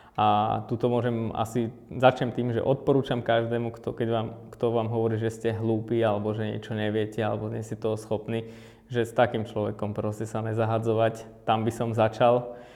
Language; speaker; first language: Slovak; early bilingual, other home language; Armenian